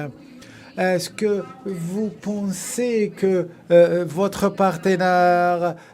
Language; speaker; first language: French; non-native, fluent; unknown